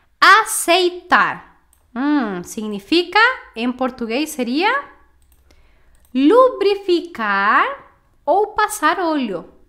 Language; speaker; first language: Portuguese; non-native, fluent; Spanish